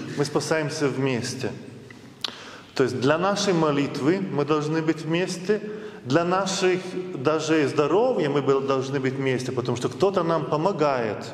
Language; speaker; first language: Russian; non-native, fluent; Lithuanian